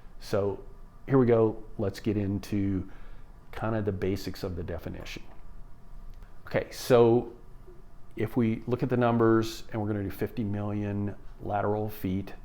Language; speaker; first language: English; native; English